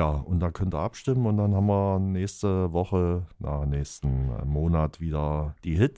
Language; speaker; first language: German; native; German